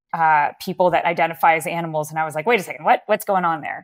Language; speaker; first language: English; native; English